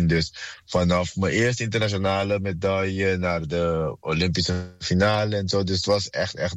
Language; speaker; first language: Dutch; non-native, fluent; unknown